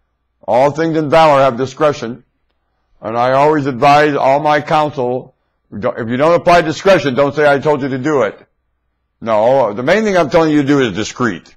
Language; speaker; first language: English; native; English